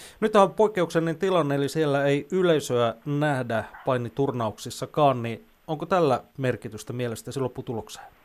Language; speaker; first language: Finnish; native; Finnish